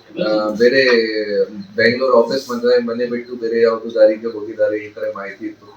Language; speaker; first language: Kannada; non-native, fluent; Hindi